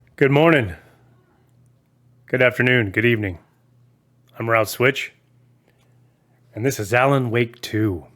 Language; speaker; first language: English; native; English